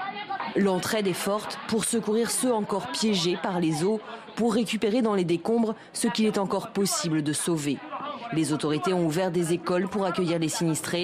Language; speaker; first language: French; native; French